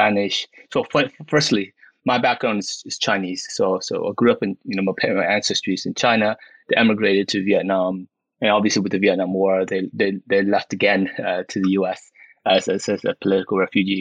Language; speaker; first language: English; early bilingual, other home language; Min Nan Chinese